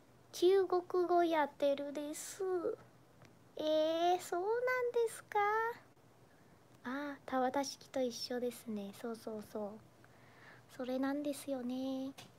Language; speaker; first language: Japanese; non-native, fluent; Chinese